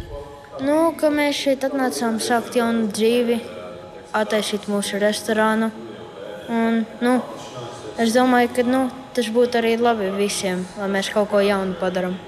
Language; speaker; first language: Latvian; early bilingual, heritage; Latvian